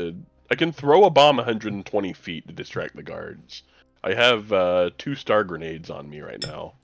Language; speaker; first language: English; native; English